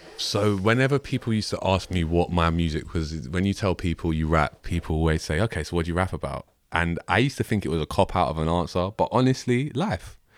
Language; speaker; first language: English; native; English